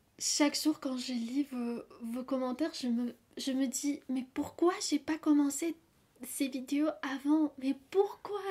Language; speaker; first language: French; non-native, fluent; Russian